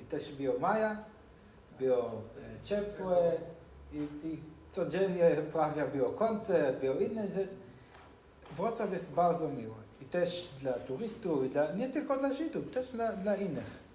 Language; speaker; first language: Polish; non-native, learner; Hebrew